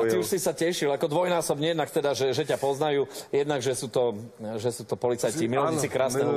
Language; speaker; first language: Slovak; native; Slovak